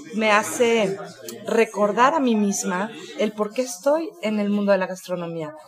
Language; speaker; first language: Spanish; native; Spanish